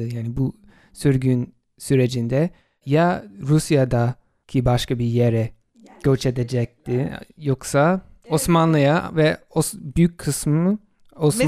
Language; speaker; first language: Turkish; non-native, fluent; English